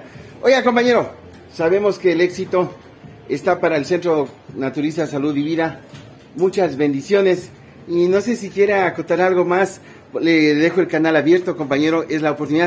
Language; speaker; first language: Spanish; native; Spanish